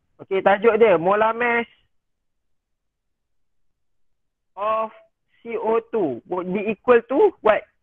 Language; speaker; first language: English; non-native, local second language; Malay